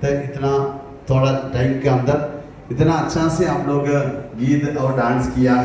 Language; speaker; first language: Hindi; non-native, local second language; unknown